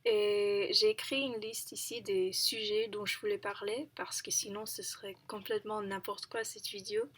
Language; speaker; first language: French; non-native, fluent; English